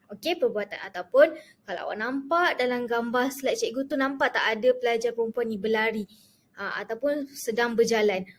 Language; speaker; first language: Malay; native; Malay